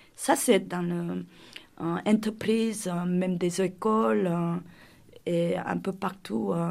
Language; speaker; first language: French; non-native, fluent; Korean